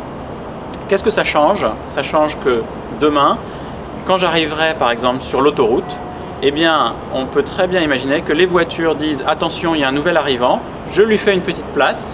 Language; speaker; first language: French; native; French